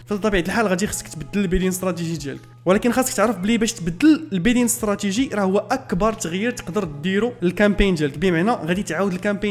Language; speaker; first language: Arabic; native; Arabic